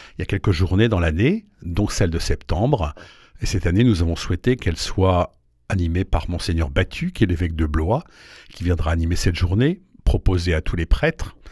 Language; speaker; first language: French; native; French